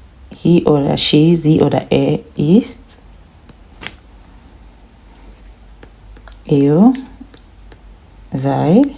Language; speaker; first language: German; non-native, learner; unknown